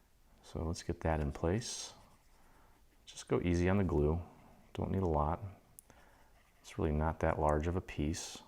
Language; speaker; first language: English; native; English